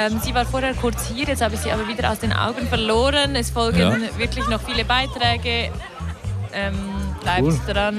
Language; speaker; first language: German; native; German